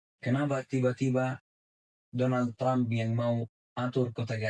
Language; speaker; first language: Indonesian; non-native, fluent; Arabic